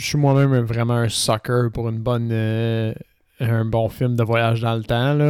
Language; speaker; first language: French; native; French